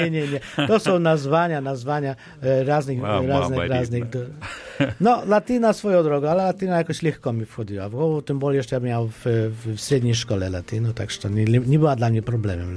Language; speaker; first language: Polish; non-native, fluent; Ukrainian